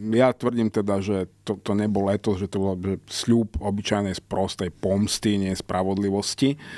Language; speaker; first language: Slovak; non-native, local second language; Hungarian